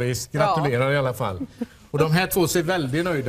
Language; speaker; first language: Swedish; native; Swedish